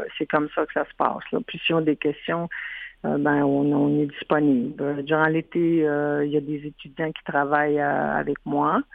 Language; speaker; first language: French; non-native, local second language; Innu-aimun